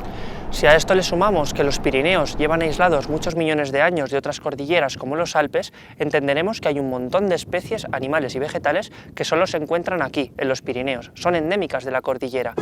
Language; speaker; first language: Spanish; native; Spanish